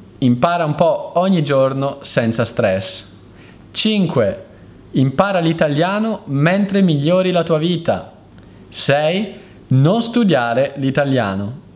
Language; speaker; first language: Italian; native; Italian